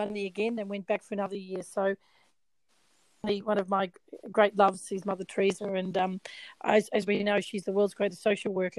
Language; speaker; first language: English; native; English